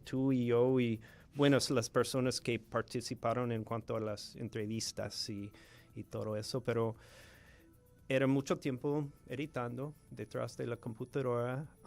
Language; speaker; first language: Spanish; non-native, fluent; English